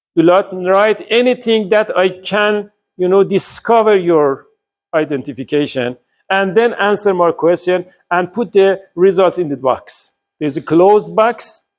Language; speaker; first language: English; non-native, fluent; Persian